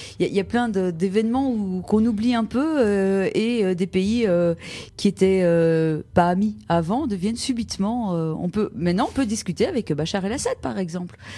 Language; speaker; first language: French; native; French